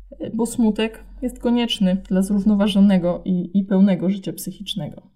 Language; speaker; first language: Polish; native; Polish